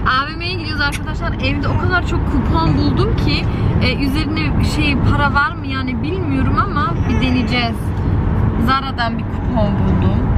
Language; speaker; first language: Turkish; early bilingual, heritage; Turkish